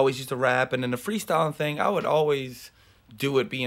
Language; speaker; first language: English; native; English